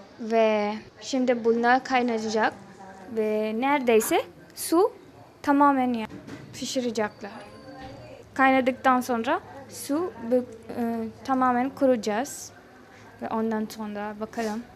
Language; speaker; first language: Turkish; non-native, learner; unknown